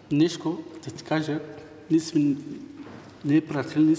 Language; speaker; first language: Bulgarian; non-native, local second language; Turkish